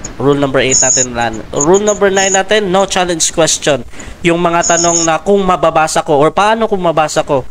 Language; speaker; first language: Filipino; non-native, local second language; Hiligaynon